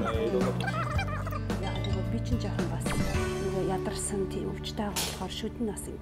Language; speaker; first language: Korean; non-native, learner; Mongolian